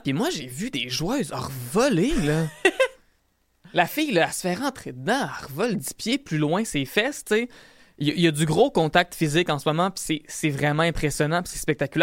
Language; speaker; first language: French; native; French